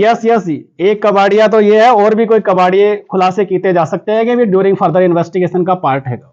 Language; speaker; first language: Hindi; non-native, local second language; Punjabi